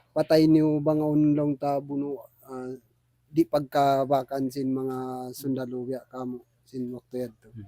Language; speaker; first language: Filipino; non-native, local second language; Tausug